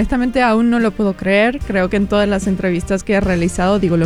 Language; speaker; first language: Spanish; early bilingual, heritage; Spanish